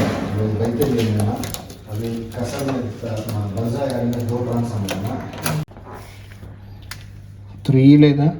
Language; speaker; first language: Hindi; non-native, local second language; Tamil